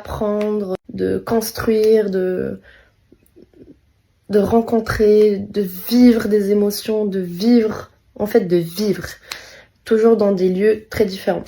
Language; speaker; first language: French; native; French